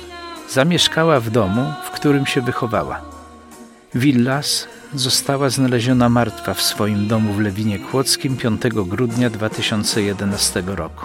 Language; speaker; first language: Polish; native; Polish